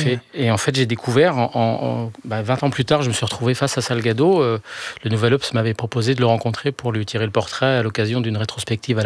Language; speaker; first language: French; native; French